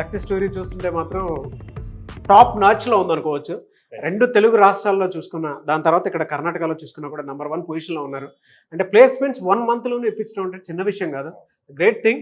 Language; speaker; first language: Telugu; native; Telugu